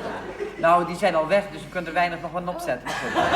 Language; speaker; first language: Dutch; native; Dutch